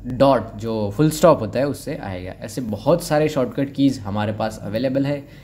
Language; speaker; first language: Hindi; non-native, local second language; Marathi